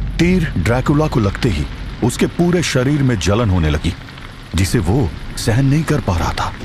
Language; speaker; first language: Hindi; native; Hindi